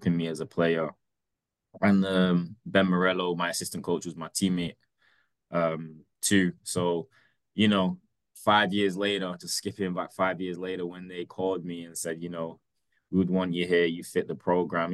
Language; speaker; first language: English; native; English